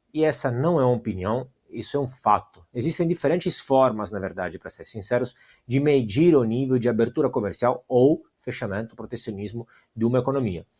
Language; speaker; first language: Portuguese; non-native, fluent; Italian